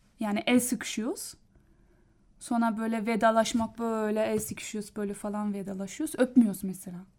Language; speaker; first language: Turkish; non-native, learner; German